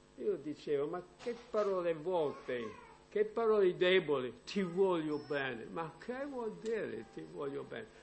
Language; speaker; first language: Italian; non-native, fluent; English